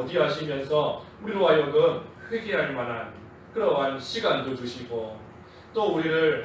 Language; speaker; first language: Korean; native; Korean